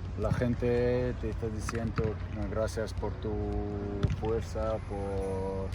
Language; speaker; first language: Spanish; non-native, fluent; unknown